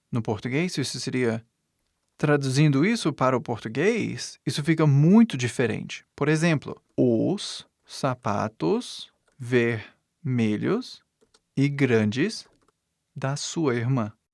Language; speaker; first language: Portuguese; non-native, fluent; English